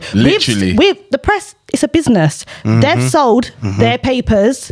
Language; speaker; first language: English; native; English